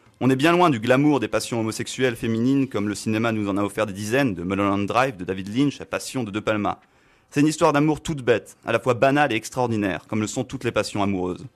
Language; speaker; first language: French; native; French